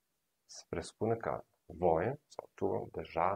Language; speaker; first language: Romanian; non-native, fluent; German